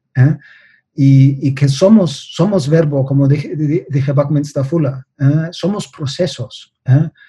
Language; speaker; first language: Spanish; non-native, fluent; German